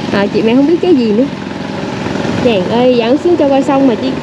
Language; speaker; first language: Vietnamese; native; Vietnamese